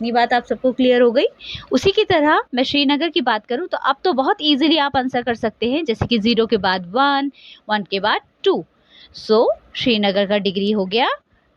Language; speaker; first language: Hindi; native; Hindi